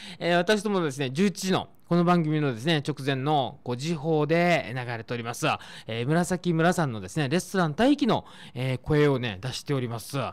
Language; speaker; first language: Japanese; native; Japanese